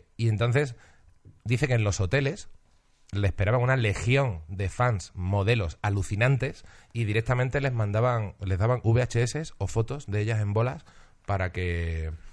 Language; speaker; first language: Spanish; native; Spanish